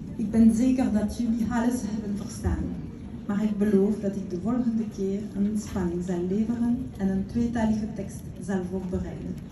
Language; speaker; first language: Dutch; non-native, local second language; French